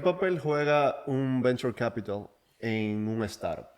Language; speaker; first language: Spanish; native; Spanish